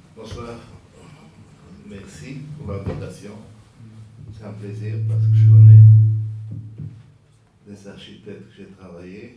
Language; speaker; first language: French; non-native, fluent; Portuguese